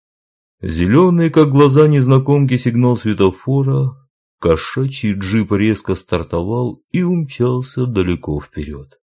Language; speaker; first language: Russian; native; Russian